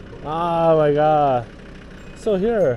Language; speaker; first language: English; non-native, learner; Korean